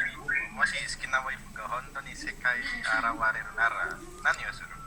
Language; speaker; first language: Japanese; non-native, learner; Indonesian